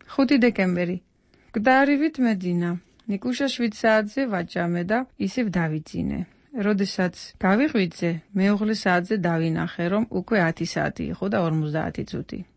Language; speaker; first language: Georgian; non-native, fluent; Dutch